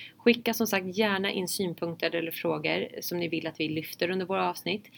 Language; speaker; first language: Swedish; early bilingual, other home language; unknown